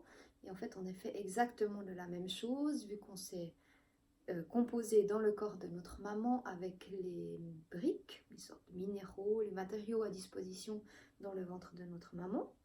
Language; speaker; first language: French; native; French